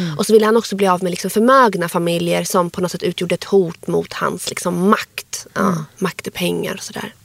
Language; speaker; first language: Swedish; early bilingual, other home language; Arabic